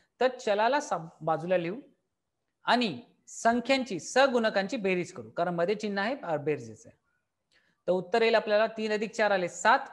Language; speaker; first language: Marathi; native; Marathi